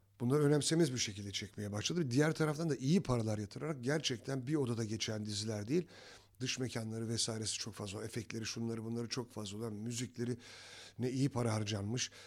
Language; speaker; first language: Turkish; native; Turkish